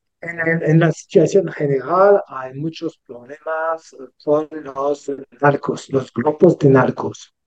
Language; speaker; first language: Spanish; non-native, learner; French